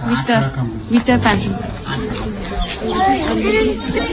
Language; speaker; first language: French; non-native, learner; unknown